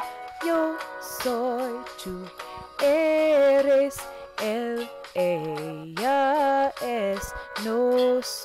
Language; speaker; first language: Spanish; non-native, learner; English